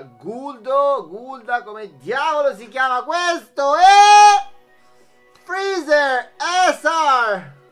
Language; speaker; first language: Italian; native; Italian